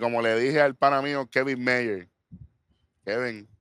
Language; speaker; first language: Spanish; native; Spanish